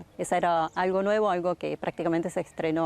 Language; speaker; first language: Spanish; native; Spanish